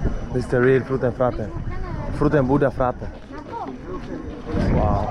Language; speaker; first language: English; non-native, fluent; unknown